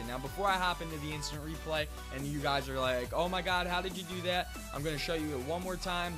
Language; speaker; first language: English; native; English